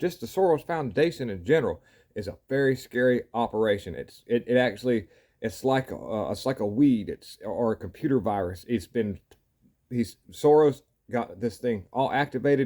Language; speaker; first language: English; native; English